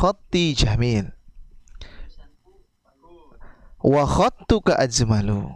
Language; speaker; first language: Arabic; non-native, fluent; Indonesian